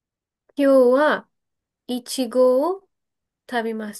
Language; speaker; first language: Japanese; non-native, learner; Malay